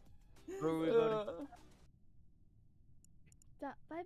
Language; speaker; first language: Japanese; non-native, learner; English